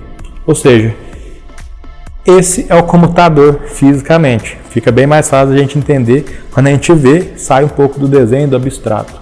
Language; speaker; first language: Portuguese; native; Portuguese